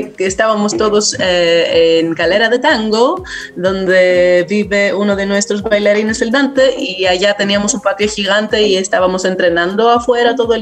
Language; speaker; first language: Spanish; non-native, fluent; Greek